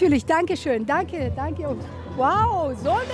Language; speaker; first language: German; non-native, fluent; Persian